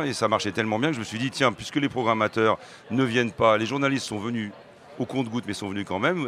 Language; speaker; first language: French; native; French